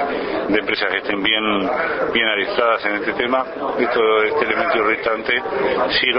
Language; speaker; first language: Spanish; native; Spanish